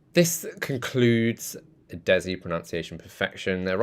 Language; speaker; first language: English; early bilingual, other home language; Tamil